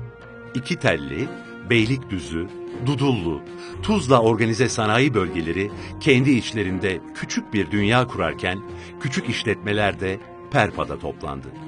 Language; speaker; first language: Turkish; native; Turkish